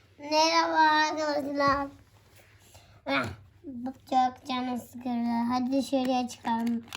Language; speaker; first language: Turkish; native; Turkish